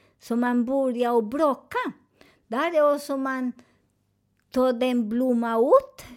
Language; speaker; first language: Swedish; non-native, fluent; Spanish